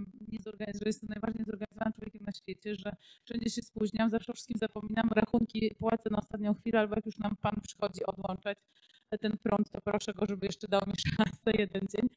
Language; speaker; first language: Polish; native; Polish